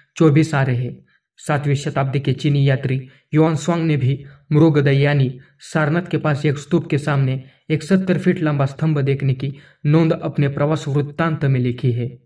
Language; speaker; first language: Hindi; non-native, local second language; Marathi